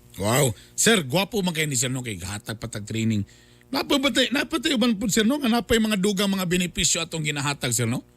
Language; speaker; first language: Cebuano; native; Cebuano